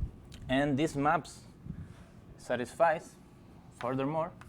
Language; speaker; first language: English; non-native, fluent; Spanish